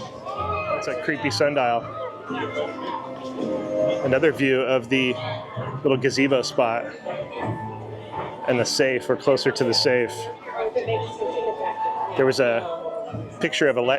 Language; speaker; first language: English; native; English